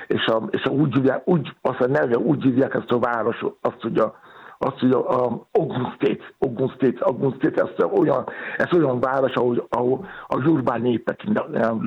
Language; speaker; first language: Hungarian; non-native, learner; Yoruba